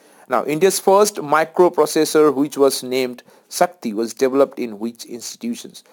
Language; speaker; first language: English; non-native, local second language; Bangla